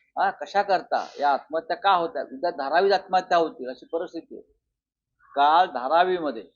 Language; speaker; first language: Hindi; non-native, local second language; Marathi